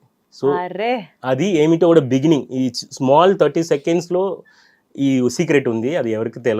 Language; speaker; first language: Telugu; non-native, learner; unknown